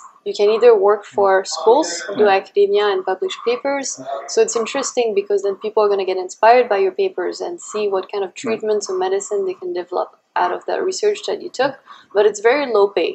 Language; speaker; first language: English; non-native, fluent; French